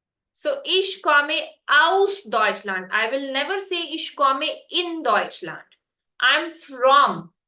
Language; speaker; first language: German; non-native, fluent; Hindi